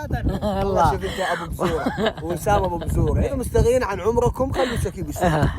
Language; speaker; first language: Arabic; native; Arabic